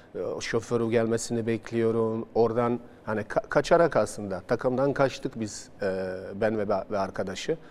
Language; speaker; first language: Turkish; non-native, fluent; Bosnian